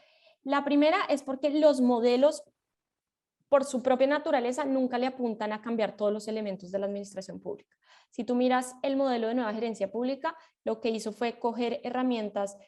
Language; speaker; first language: Spanish; native; Spanish